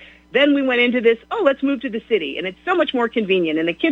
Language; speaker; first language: English; native; English